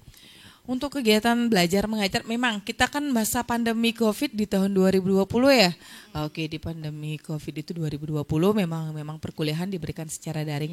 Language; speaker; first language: Indonesian; native; Indonesian